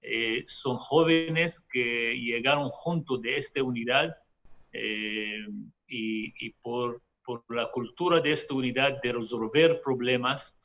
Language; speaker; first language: Spanish; non-native, fluent; Hebrew